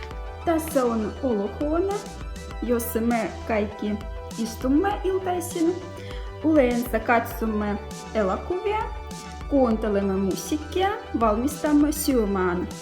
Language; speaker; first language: Finnish; non-native, learner; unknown